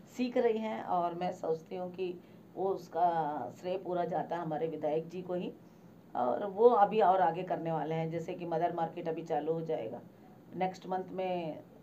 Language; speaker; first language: Hindi; native; Hindi